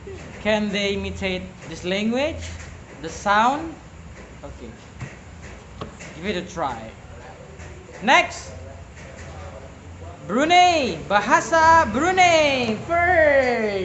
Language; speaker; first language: English; non-native, learner; Indonesian